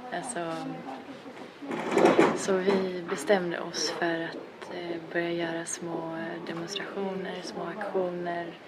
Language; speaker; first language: Swedish; native; Swedish